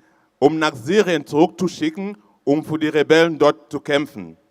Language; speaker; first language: German; non-native, fluent; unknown